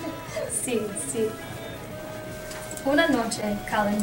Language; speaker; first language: Spanish; non-native, learner; English